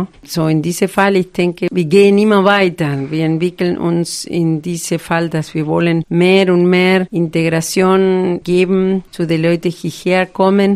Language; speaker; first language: German; non-native, fluent; Spanish